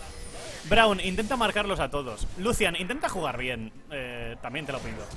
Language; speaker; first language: Spanish; native; Spanish